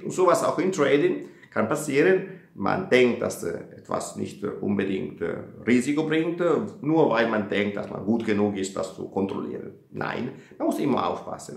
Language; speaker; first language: German; non-native, fluent; Italian